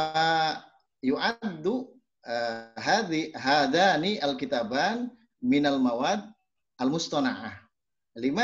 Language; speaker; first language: Arabic; non-native, fluent; Indonesian